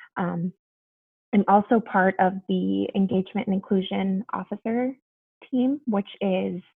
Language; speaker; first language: English; early bilingual, other home language; Spanish